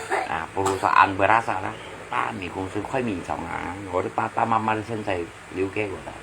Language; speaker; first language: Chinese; non-native, learner; Hakka Chinese